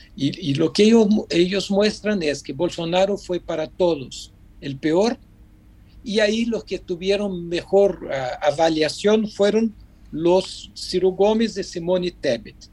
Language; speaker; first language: Spanish; non-native, fluent; Portuguese